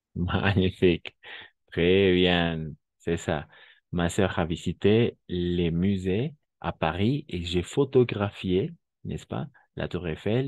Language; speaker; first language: French; non-native, fluent; Spanish